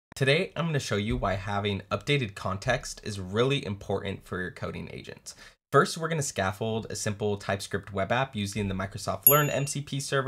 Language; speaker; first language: English; native; English